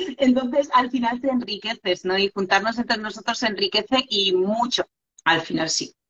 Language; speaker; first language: Spanish; non-native, fluent; Polish